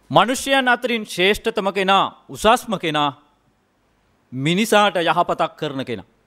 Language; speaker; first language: Sinhala; non-native, local second language; Tamil